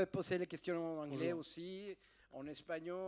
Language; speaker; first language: French; non-native, fluent; Spanish